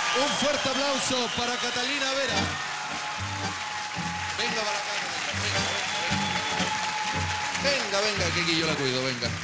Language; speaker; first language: Spanish; native; Spanish